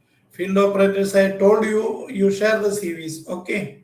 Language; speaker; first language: English; non-native, local second language; Malayalam